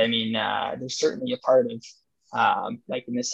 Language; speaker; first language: English; native; English